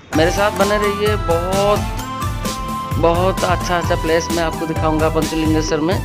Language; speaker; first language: Hindi; non-native, local second language; Odia